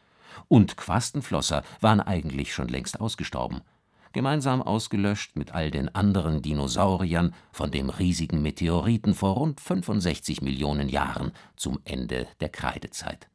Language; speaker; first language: German; native; German